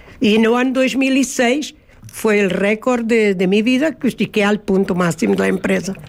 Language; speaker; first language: Portuguese; native; Portuguese